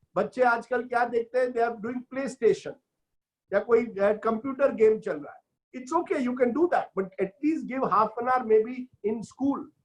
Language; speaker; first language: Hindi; non-native, local second language; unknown